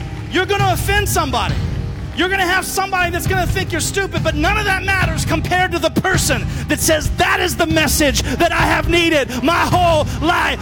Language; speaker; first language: English; native; English